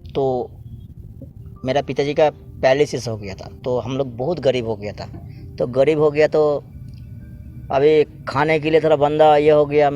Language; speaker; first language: Hindi; non-native, local second language; Bangla